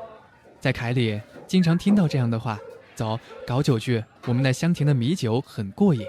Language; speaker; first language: Chinese; native; Chinese